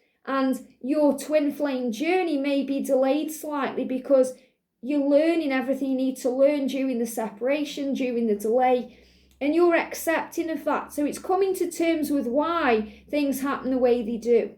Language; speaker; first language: English; native; English